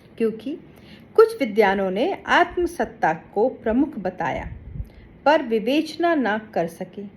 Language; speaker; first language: Hindi; native; Hindi